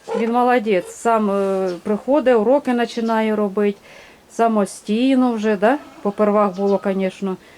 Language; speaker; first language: Ukrainian; native; Ukrainian